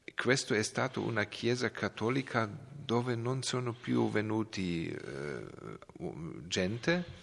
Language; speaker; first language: Italian; non-native, learner; Serbian